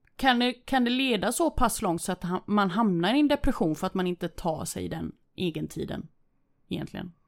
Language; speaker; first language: Swedish; early bilingual, other home language; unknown